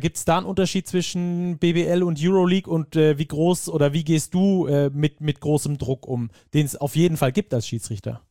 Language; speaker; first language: German; native; German